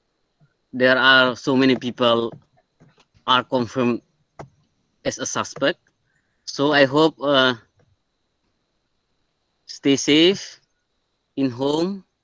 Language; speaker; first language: English; non-native, learner; Indonesian